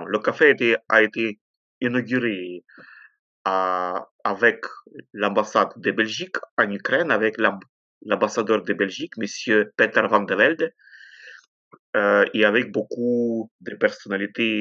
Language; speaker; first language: French; non-native, fluent; Ukrainian